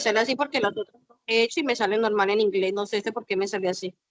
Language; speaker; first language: Spanish; native; Spanish